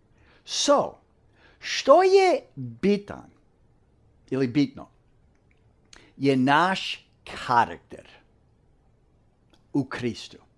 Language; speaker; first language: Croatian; early bilingual, heritage; English